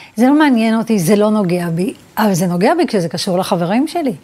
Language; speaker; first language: Hebrew; early bilingual, other home language; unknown